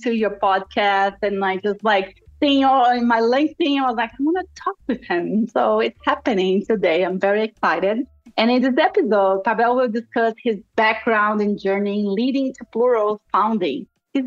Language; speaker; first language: English; non-native, fluent; Portuguese